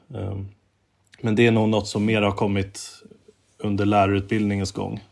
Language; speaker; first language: Swedish; native; Swedish